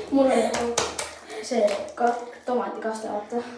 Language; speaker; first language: Estonian; early bilingual, heritage; Estonian